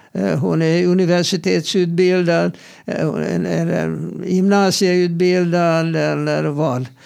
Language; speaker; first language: Swedish; non-native, fluent; Hebrew